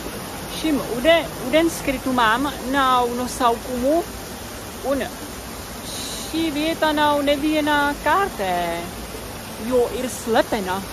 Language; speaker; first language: Latvian; non-native, learner; Czech